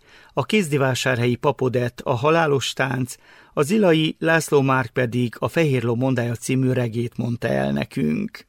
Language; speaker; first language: Hungarian; native; Hungarian